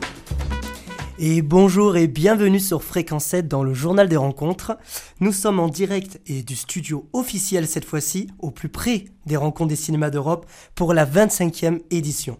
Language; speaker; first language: French; native; French